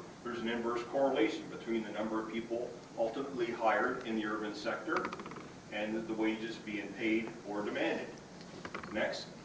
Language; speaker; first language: English; native; English